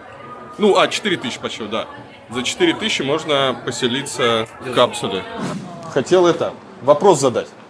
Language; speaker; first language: Russian; native; Russian